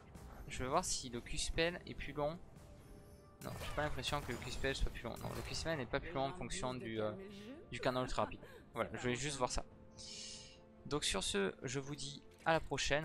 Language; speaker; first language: French; native; French